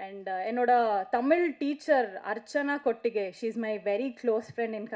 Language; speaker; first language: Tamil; non-native, learner; Kannada